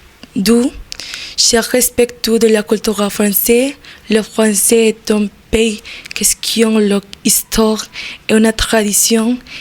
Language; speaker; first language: French; non-native, learner; Spanish